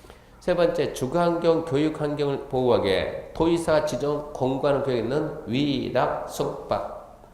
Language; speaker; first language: Korean; native; Korean